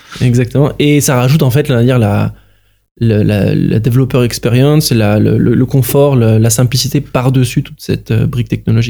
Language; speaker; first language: French; native; French